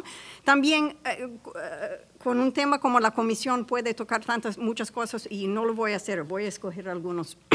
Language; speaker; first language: Spanish; non-native, fluent; English